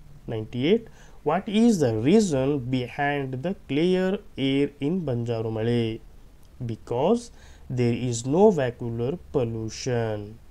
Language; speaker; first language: Urdu; native; Urdu